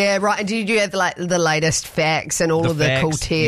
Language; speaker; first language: English; native; English